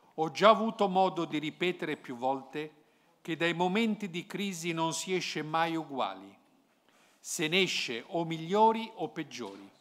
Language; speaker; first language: Italian; native; Italian